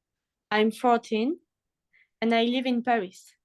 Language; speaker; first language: English; non-native, fluent; French